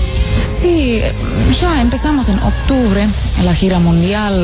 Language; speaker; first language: Spanish; non-native, fluent; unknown